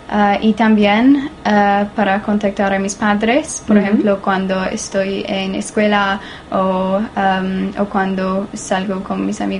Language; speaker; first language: Spanish; non-native, learner; English